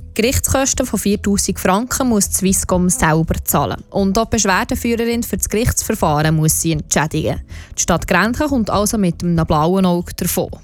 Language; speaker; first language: German; native; German